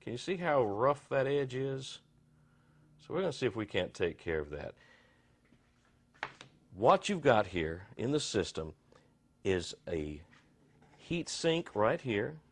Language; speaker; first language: English; native; English